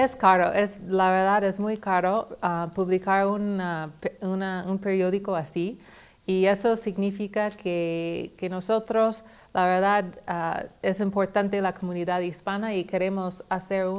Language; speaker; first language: Spanish; non-native, fluent; English